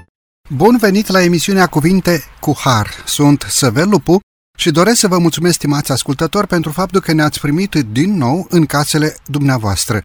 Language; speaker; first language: Romanian; native; Romanian